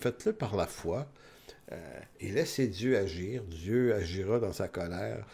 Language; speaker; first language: French; native; French